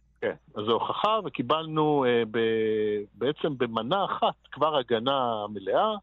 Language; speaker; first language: Hebrew; native; Hebrew